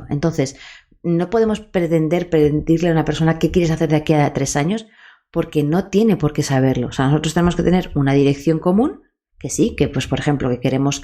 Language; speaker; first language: Spanish; native; Spanish